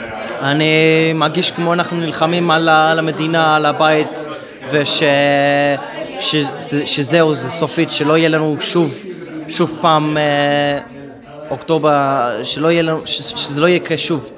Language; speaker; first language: Hebrew; non-native, fluent; English